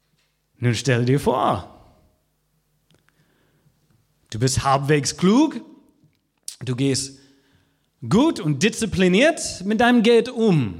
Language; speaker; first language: German; non-native, fluent; English